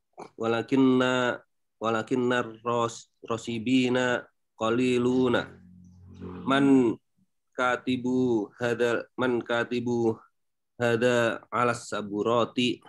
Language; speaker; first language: Arabic; non-native, learner; Indonesian